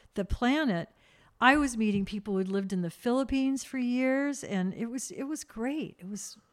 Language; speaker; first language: English; native; English